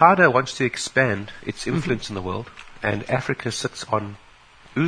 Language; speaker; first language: English; native; English